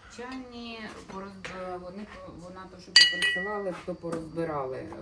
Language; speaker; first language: Ukrainian; native; Ukrainian